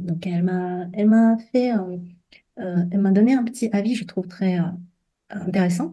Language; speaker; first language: French; non-native, fluent; Chinese